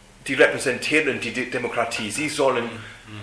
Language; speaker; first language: German; non-native, learner; English